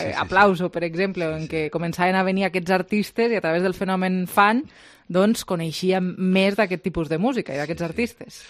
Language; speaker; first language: Catalan; native; Catalan